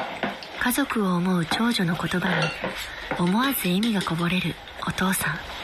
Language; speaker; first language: Japanese; native; Japanese